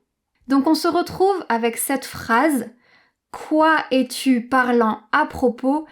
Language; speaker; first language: French; native; French